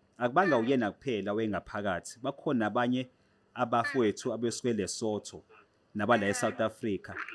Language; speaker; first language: Zulu; native; Zulu